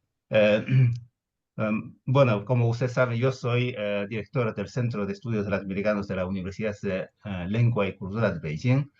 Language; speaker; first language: Spanish; non-native, fluent; Chinese